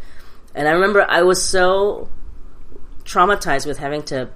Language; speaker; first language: English; early bilingual, other home language; Cantonese